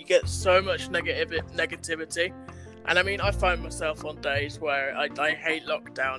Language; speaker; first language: English; native; English